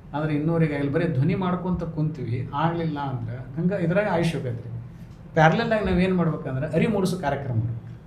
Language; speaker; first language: Kannada; native; Kannada